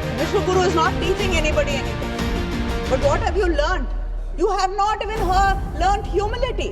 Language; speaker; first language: English; non-native, local second language; Tamil